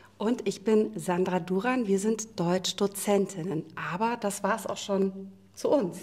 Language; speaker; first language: German; native; German